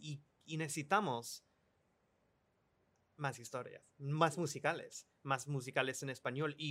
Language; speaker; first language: Spanish; early bilingual, other home language; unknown